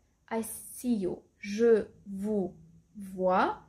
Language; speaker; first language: French; native; French